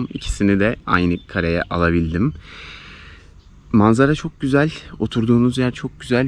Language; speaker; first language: Turkish; native; Turkish